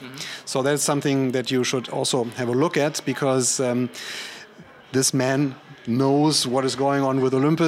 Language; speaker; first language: English; non-native, fluent; German